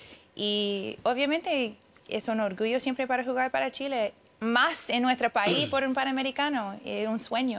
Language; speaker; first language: Spanish; early bilingual, heritage; English